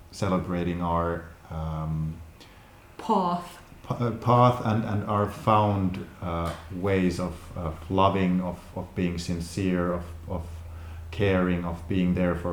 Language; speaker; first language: English; non-native, fluent; Finnish